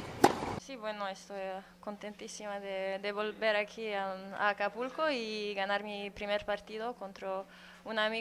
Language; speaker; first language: Spanish; non-native, fluent; French